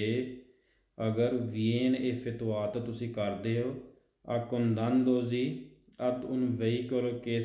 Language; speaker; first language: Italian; non-native, fluent; Punjabi